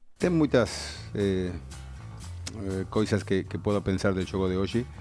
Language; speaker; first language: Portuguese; non-native, fluent; Spanish